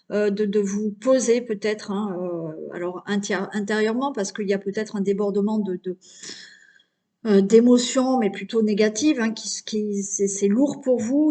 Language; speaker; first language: French; native; French